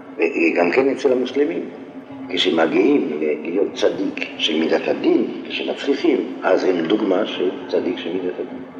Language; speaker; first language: Hebrew; non-native, fluent; French